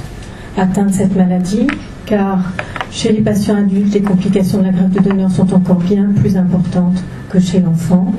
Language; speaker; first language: French; native; French